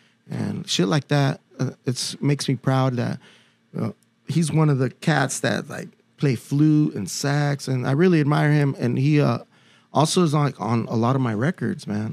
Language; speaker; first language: English; early bilingual, other home language; Spanish